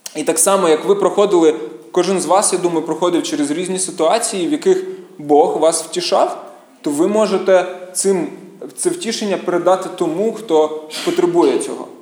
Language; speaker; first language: Ukrainian; native; Ukrainian